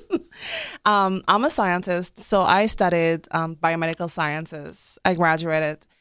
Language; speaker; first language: English; non-native, local second language; French